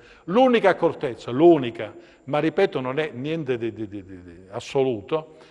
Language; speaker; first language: Italian; native; Italian